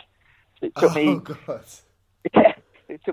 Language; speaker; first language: English; native; English